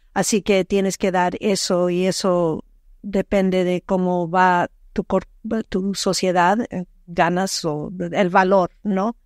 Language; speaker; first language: Spanish; early bilingual, heritage; Spanish